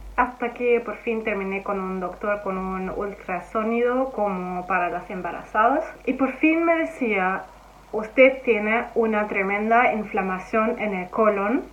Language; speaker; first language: Spanish; non-native, fluent; German